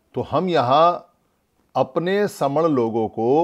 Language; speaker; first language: Hindi; native; Hindi